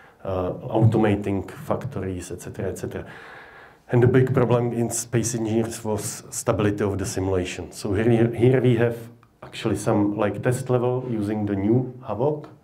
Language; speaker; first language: English; non-native, fluent; Czech